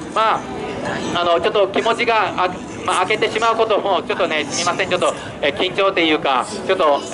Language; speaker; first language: Japanese; non-native, fluent; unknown